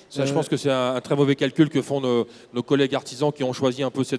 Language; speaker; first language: French; native; French